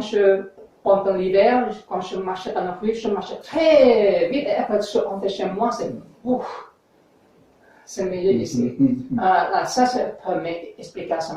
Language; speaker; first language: French; non-native, learner; English